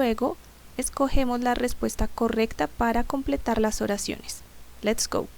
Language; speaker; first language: Spanish; native; Spanish